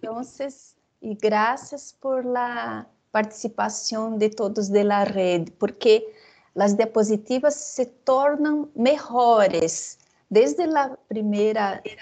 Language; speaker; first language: Spanish; non-native, fluent; Portuguese